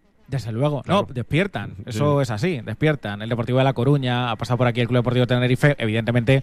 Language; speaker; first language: Spanish; native; Spanish